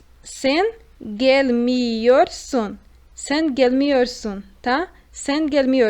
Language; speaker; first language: Turkish; non-native, fluent; Portuguese